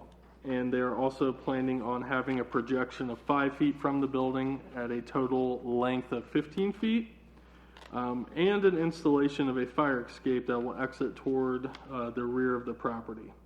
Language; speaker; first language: English; native; English